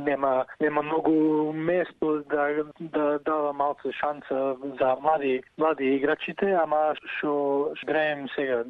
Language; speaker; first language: Macedonian; early bilingual, heritage; Macedonian